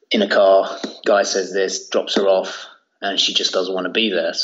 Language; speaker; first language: English; native; English